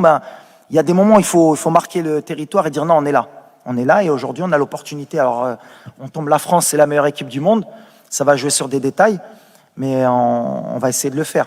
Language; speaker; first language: French; native; French